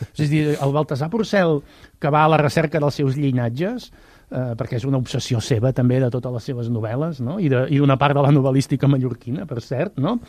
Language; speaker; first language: Catalan; native; Catalan